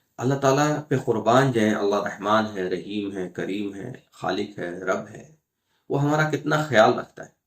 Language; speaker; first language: Urdu; native; Urdu